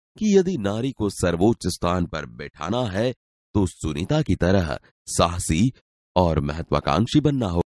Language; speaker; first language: Hindi; non-native, local second language; Gujarati